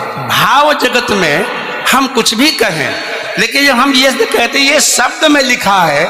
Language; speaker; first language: Hindi; native; Hindi